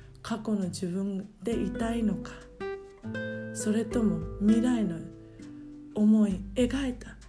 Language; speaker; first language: Japanese; native; Japanese